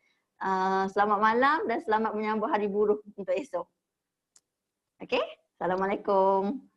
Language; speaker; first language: Malay; native; Malay